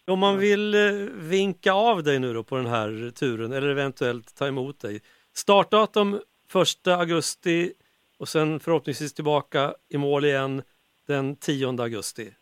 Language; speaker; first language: Swedish; native; Swedish